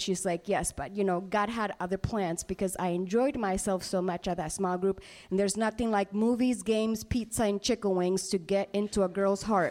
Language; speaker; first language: English; non-native, fluent; Spanish